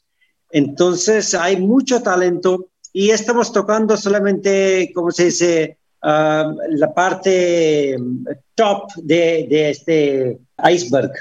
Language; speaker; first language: Spanish; non-native, fluent; Hindi